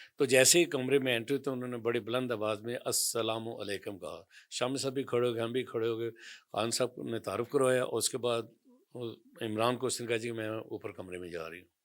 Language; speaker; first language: Urdu; non-native, local second language; Punjabi